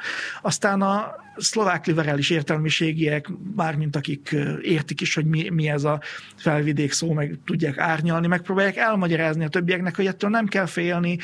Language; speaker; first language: Hungarian; native; Hungarian